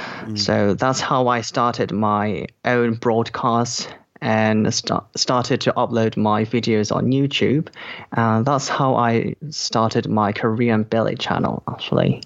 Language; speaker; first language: English; non-native, fluent; Korean